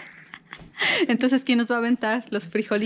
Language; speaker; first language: Spanish; native; Spanish